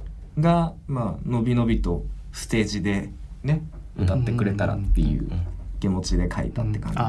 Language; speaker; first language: Japanese; native; Japanese